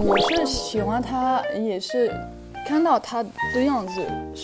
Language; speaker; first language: Chinese; non-native, fluent; French